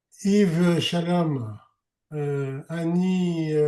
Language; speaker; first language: Hebrew; non-native, learner; French